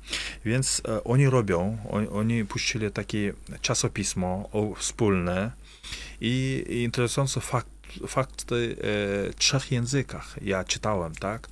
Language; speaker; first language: Polish; non-native, fluent; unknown